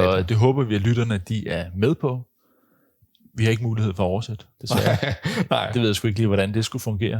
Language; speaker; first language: Danish; native; Danish